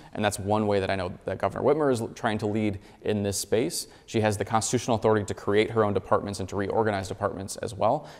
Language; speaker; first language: English; native; English